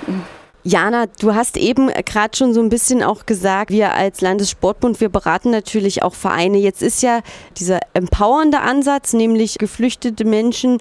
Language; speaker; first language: German; native; German